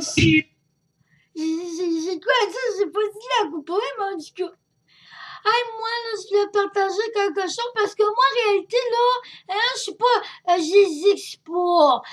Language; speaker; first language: French; native; French